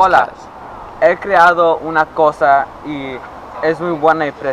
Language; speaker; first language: Spanish; non-native, learner; English